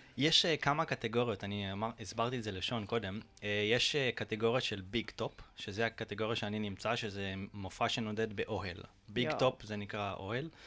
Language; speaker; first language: Hebrew; native; Hebrew